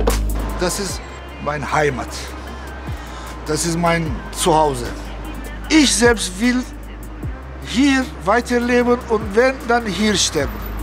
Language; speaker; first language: German; non-native, fluent; Turkish